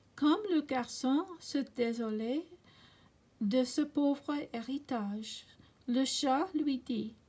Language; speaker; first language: French; non-native, learner; English